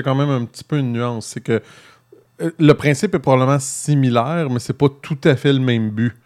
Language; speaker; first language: French; native; French